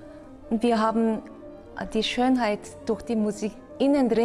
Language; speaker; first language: German; non-native, fluent; Korean